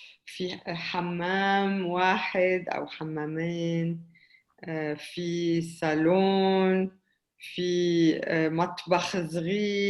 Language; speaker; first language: Arabic; native; Arabic